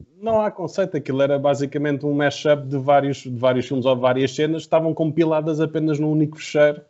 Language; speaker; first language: Portuguese; native; Portuguese